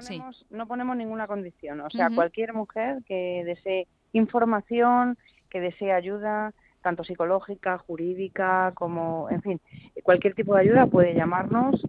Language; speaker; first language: Spanish; native; Spanish